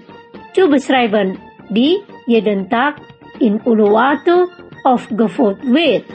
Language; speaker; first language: German; non-native, fluent; Indonesian